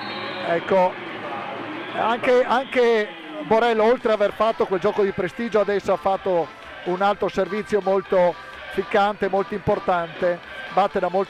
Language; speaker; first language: Italian; native; Italian